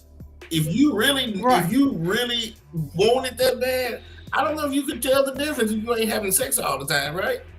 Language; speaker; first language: English; native; English